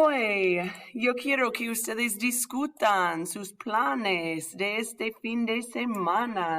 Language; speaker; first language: Spanish; non-native, fluent; English